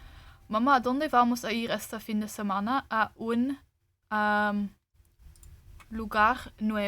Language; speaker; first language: Spanish; non-native, learner; English